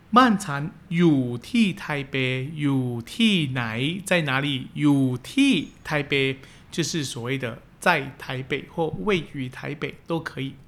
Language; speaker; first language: Chinese; early bilingual, heritage; Chinese